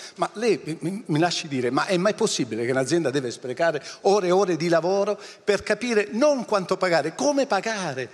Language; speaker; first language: Italian; native; Italian